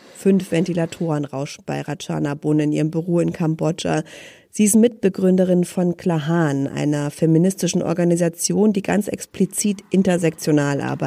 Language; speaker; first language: German; native; German